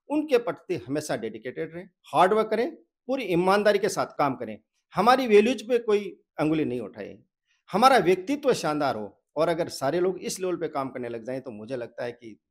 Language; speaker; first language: Hindi; native; Hindi